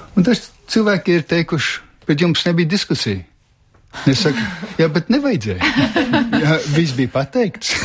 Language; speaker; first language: Latvian; early bilingual, heritage; Latvian